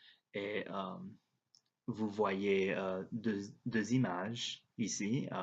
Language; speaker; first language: French; non-native, learner; English